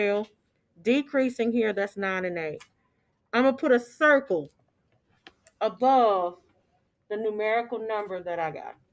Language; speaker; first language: English; native; English